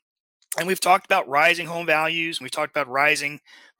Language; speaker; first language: English; native; English